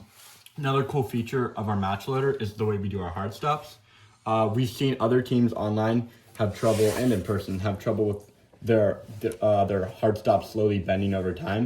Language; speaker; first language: English; native; English